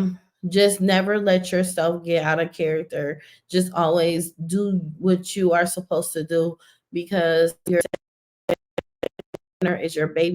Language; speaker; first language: English; native; English